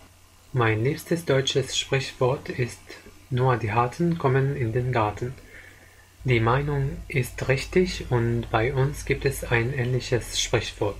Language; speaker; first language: German; non-native, fluent; Arabic